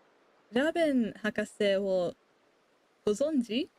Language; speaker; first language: Japanese; non-native, learner; English